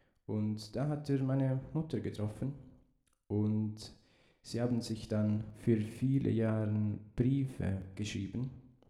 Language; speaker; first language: German; early bilingual, heritage; Italian